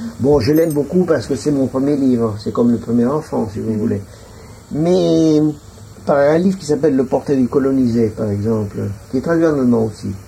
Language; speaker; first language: French; non-native, local second language; Arabic